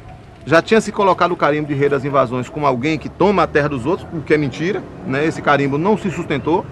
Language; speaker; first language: Portuguese; native; Portuguese